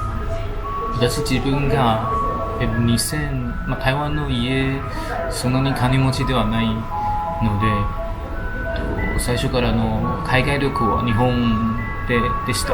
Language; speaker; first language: Japanese; non-native, fluent; Chinese